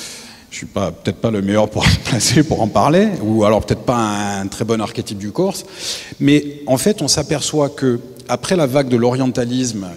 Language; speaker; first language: French; native; French